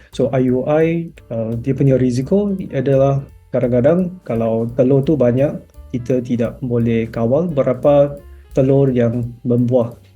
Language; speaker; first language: Malay; non-native, local second language; Chinese